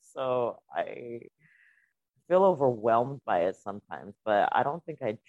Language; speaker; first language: English; non-native, fluent; Russian